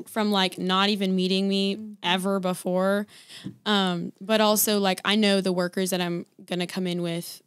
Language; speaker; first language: English; native; English